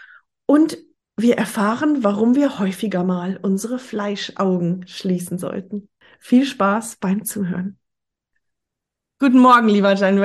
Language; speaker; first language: German; native; German